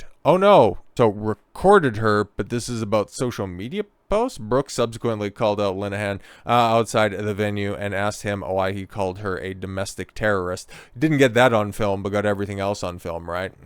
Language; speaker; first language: English; native; English